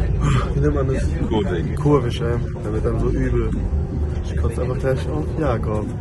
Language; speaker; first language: German; native; German